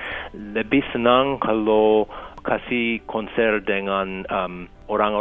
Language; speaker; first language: Indonesian; non-native, fluent; English